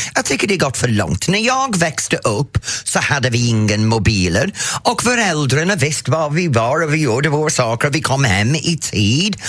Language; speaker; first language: Swedish; non-native, fluent; English